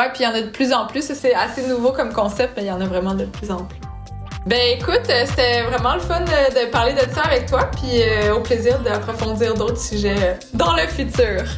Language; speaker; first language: French; native; French